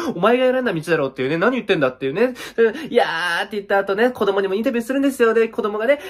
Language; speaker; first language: Japanese; native; Japanese